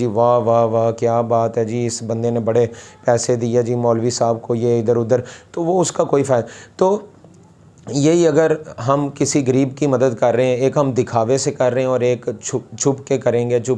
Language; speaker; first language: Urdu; non-native, local second language; Punjabi